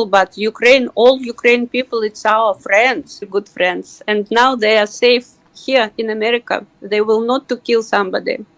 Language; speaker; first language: English; non-native, learner; Russian